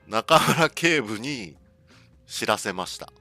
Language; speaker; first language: Japanese; non-native, learner; English